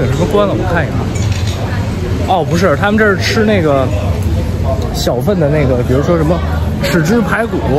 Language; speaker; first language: Chinese; native; Chinese